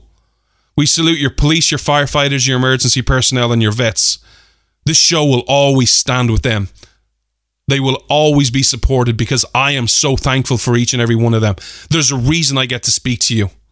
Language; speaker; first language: English; native; English